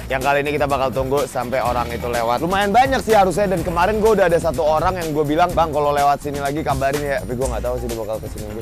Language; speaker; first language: Indonesian; native; Indonesian